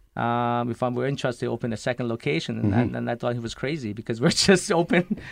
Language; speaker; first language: English; early bilingual, other home language; Lao